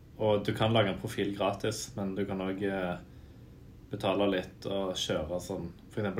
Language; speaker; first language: Norwegian; native; Norwegian